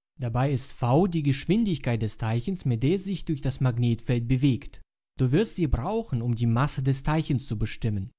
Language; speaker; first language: German; native; German